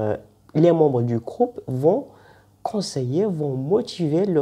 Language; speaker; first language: French; non-native, fluent; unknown